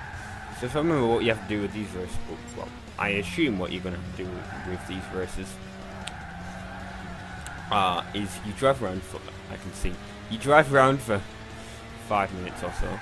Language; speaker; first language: English; native; English